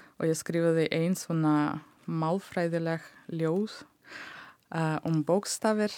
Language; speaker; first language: Icelandic; non-native, fluent; Russian